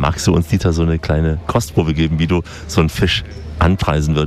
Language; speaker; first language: German; native; German